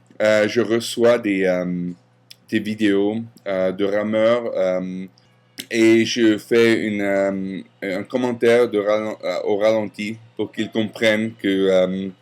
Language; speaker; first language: French; non-native, fluent; German